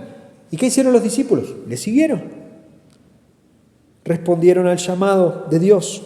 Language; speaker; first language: Spanish; native; Spanish